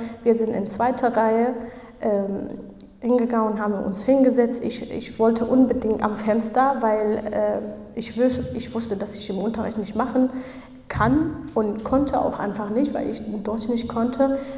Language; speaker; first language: German; non-native, fluent; Kurdish